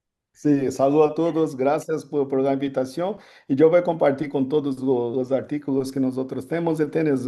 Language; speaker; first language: Spanish; non-native, learner; Portuguese